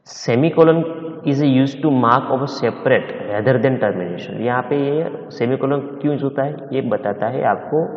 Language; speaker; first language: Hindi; non-native, local second language; Gujarati